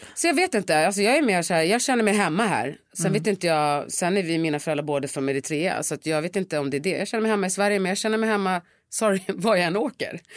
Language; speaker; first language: Swedish; early bilingual, other home language; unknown